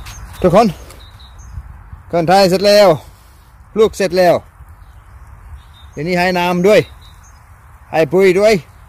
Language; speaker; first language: Thai; non-native, learner; Greek